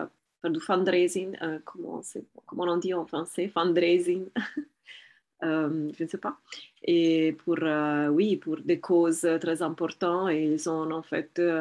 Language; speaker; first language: French; non-native, fluent; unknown